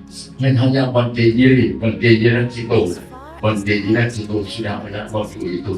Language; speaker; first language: Indonesian; non-native, learner; Thai